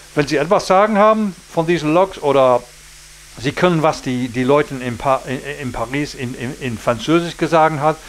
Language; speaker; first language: German; non-native, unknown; English